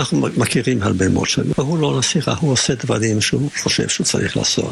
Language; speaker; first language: Hebrew; non-native, fluent; Yiddish